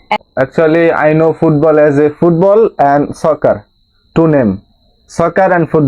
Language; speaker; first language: English; non-native, local second language; Bangla